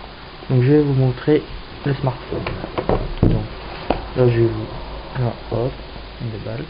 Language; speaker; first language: French; native; French